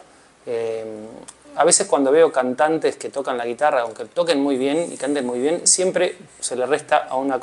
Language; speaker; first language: Spanish; native; Spanish